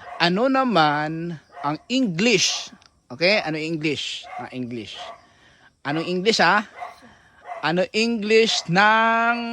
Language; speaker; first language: Filipino; native; Filipino